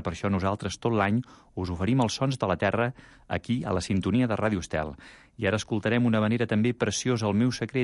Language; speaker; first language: Catalan; native; Catalan